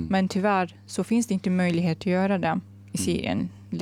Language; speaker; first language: Swedish; non-native, fluent; Arabic